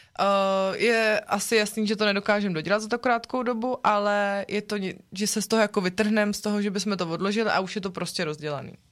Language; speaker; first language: Czech; native; Czech